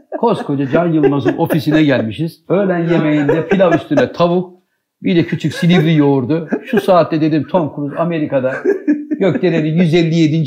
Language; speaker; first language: Turkish; native; Turkish